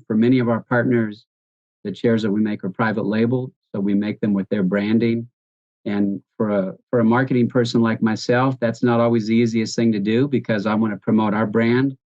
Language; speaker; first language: English; native; English